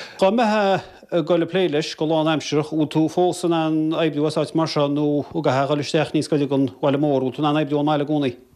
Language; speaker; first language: Irish; native; Irish